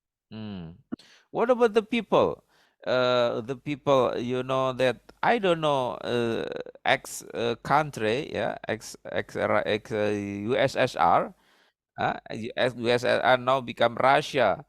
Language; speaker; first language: English; non-native, learner; Indonesian